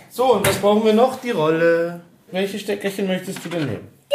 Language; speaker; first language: German; native; German